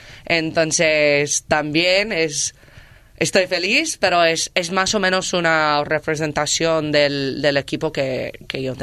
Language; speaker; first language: Spanish; non-native, learner; English